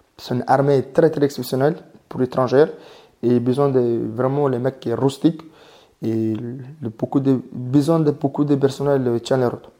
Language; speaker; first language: French; non-native, learner; Mongolian